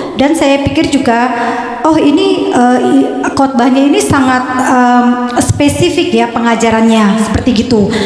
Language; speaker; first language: Indonesian; native; Indonesian